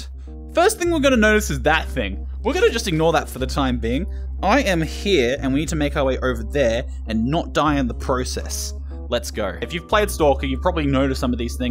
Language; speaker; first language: English; native; English